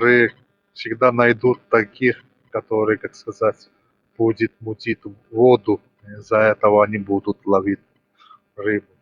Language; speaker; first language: Russian; non-native, fluent; Georgian